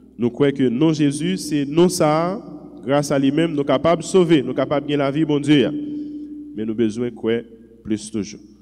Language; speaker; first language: French; non-native, local second language; Haitian Creole